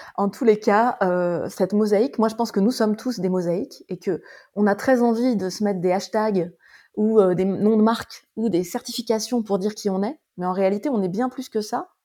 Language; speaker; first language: French; native; French